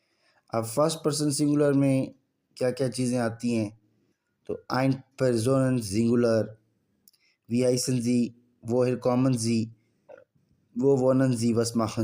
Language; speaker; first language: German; non-native, learner; Urdu